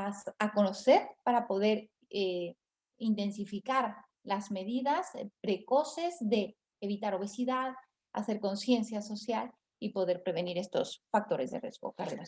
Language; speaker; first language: Spanish; native; Spanish